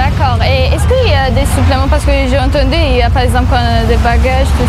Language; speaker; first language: French; non-native, learner; Persian